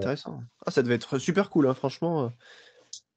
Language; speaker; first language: French; native; French